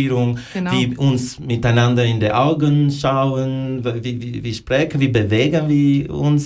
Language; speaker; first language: German; non-native, learner; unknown